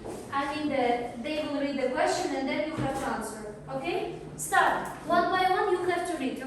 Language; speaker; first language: English; non-native, fluent; Uzbek